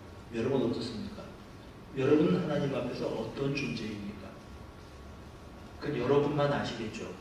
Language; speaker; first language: Korean; native; Korean